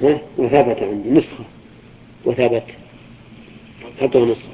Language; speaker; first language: Arabic; native; Arabic